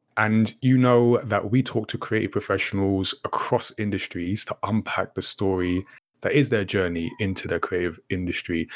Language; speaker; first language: English; native; English